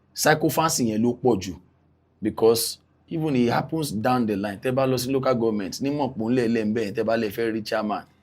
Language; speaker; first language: English; non-native, local second language; Yoruba